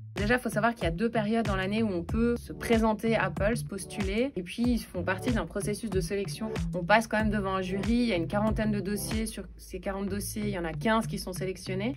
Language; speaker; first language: French; native; French